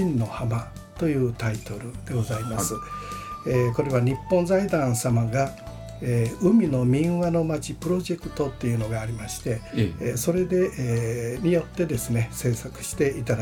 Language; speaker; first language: Japanese; native; Japanese